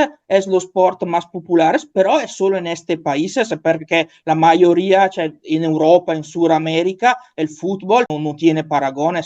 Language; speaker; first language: Spanish; non-native, learner; Italian